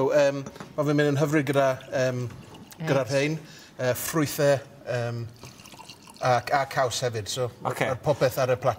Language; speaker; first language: Welsh; native; Welsh